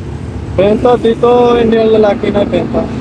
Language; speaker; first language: Filipino; non-native, learner; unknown